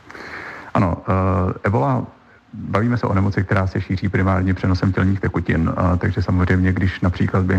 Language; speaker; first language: Czech; native; Czech